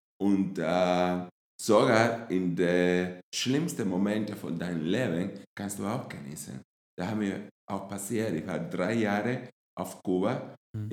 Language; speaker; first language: German; non-native, fluent; Spanish